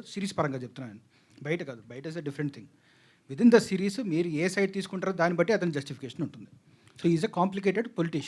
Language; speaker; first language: Telugu; native; Telugu